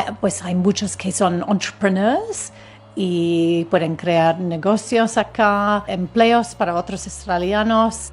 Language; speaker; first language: Spanish; non-native, fluent; English